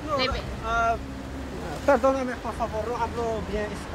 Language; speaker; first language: Spanish; non-native, learner; Arabic